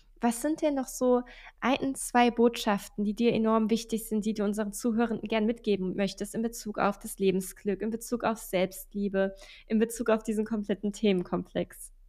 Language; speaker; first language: German; native; German